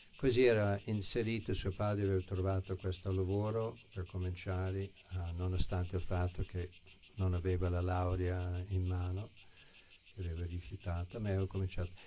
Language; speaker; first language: Italian; non-native, fluent; English